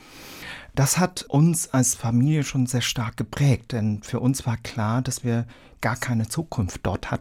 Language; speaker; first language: German; early bilingual, other home language; Vietnamese